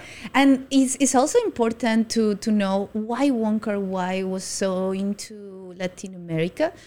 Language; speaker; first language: English; non-native, fluent; Spanish